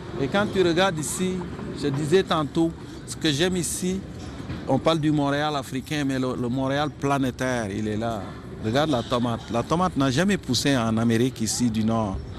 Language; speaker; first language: French; non-native, local second language; Wolof